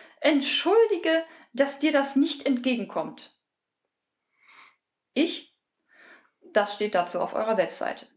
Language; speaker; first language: German; native; German